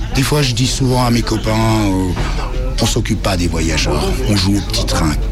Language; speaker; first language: French; native; French